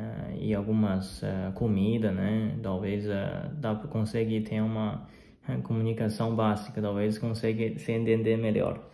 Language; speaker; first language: Portuguese; non-native, fluent; Chinese